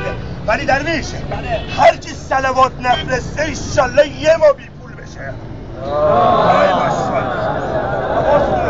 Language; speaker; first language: Persian; native; Persian